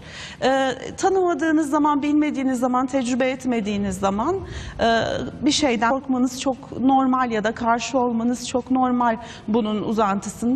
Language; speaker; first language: Turkish; native; Turkish